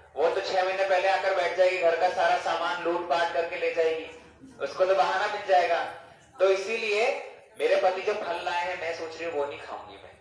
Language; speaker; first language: Hindi; non-native, fluent; English